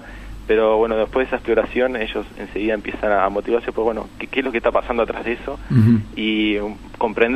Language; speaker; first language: Spanish; native; Spanish